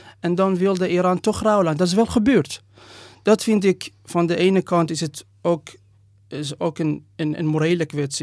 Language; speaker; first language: Dutch; non-native, fluent; Persian